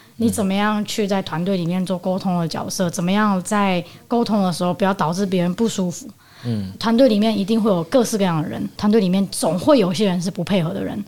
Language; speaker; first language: Chinese; native; Chinese